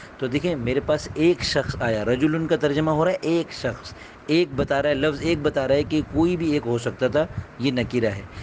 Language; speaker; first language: Urdu; native; Urdu